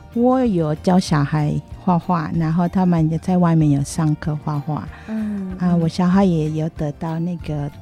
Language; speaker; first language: Chinese; non-native, fluent; Filipino